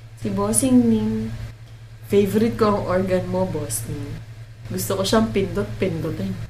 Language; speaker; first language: Filipino; non-native, local second language; Cebuano